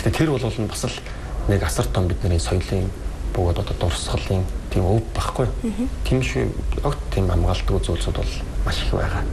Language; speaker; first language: Mongolian; native; Mongolian